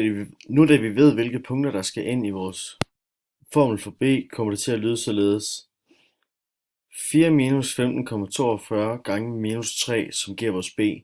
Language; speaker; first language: Danish; native; Danish